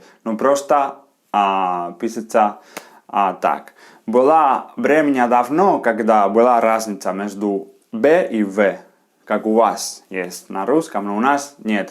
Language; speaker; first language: Russian; non-native, fluent; Spanish